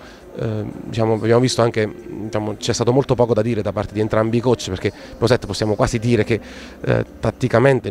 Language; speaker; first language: Italian; native; Italian